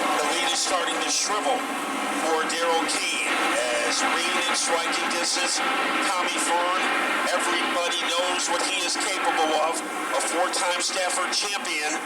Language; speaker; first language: English; native; English